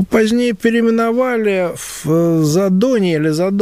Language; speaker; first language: Russian; native; Russian